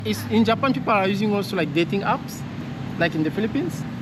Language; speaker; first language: English; non-native, learner; French